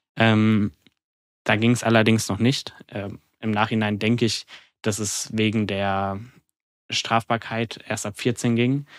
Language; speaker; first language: German; native; German